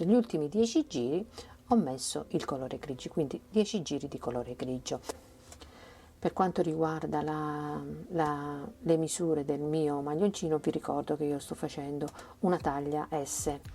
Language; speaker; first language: Italian; native; Italian